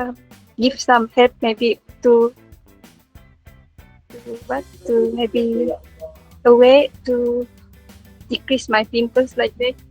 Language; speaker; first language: English; non-native, learner; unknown